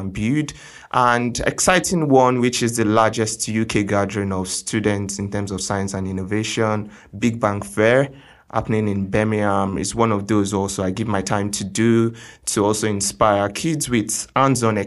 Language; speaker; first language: English; non-native, local second language; Yoruba